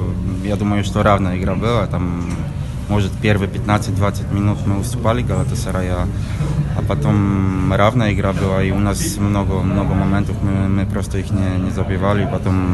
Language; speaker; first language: Russian; non-native, fluent; Polish